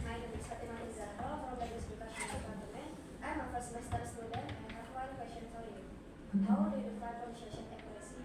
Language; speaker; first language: English; non-native, learner; Indonesian